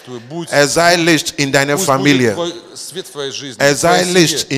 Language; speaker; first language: German; non-native, learner; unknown